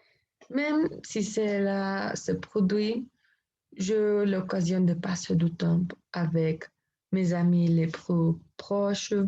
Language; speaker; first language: French; non-native, learner; Spanish